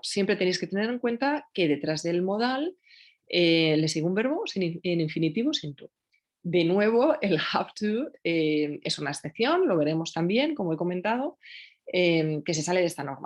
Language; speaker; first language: Spanish; native; Spanish